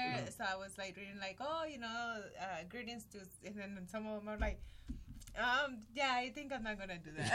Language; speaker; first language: English; non-native, fluent; Spanish